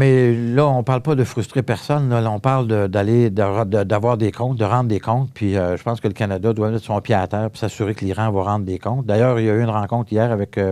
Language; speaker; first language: French; native; French